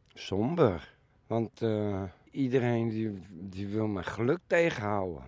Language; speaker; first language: Dutch; native; Dutch